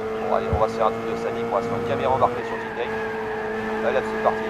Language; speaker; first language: French; native; French